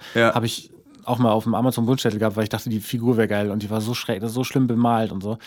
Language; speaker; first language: German; native; German